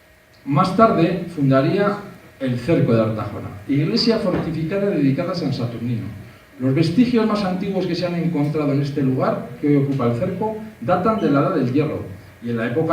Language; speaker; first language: Spanish; native; Spanish